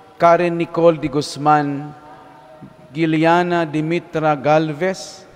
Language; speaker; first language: Filipino; native; Filipino